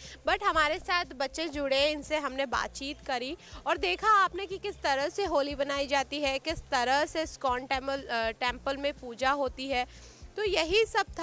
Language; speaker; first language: Hindi; native; Hindi